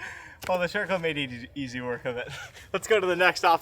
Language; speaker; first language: English; native; English